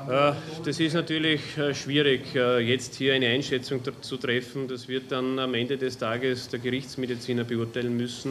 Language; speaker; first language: German; native; German